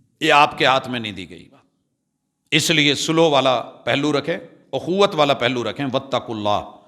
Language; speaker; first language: Urdu; non-native, local second language; Punjabi